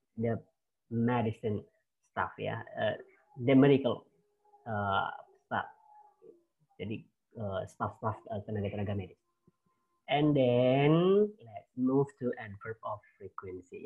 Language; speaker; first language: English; non-native, fluent; Indonesian